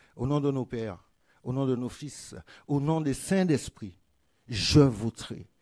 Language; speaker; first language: French; native; French